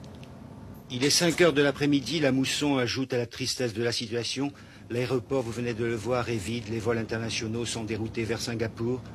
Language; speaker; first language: French; native; French